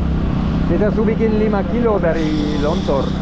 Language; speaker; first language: Indonesian; non-native, fluent; French